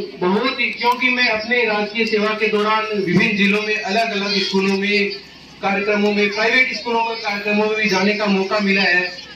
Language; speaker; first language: Hindi; native; Hindi